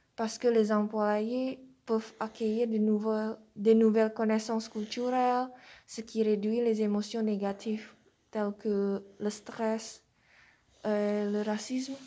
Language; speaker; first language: French; non-native, learner; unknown